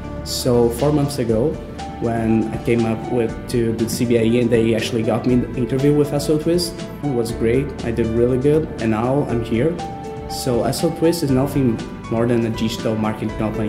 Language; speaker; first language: English; non-native, fluent; Portuguese